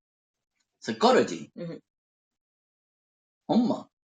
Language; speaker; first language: Japanese; non-native, learner; Spanish